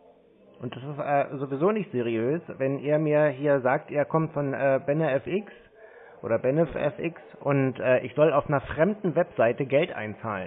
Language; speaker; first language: German; native; German